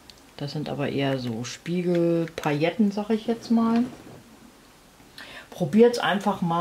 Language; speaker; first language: German; native; German